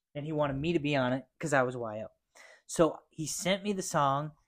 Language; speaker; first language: English; native; English